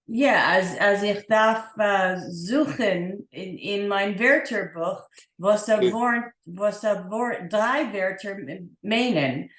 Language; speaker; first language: German; non-native, learner; English